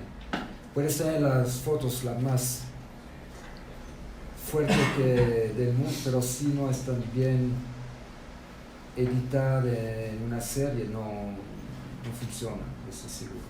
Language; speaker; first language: Spanish; non-native, fluent; French